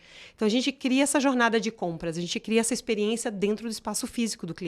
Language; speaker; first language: Portuguese; native; Portuguese